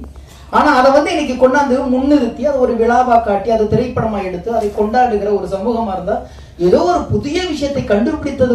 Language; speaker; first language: Tamil; native; Tamil